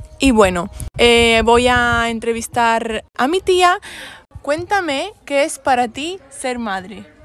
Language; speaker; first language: Spanish; native; Spanish